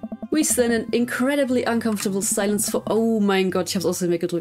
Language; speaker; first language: German; native; German